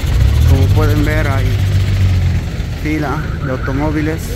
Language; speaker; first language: Spanish; native; Spanish